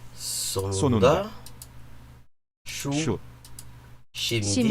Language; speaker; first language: Turkish; non-native, learner; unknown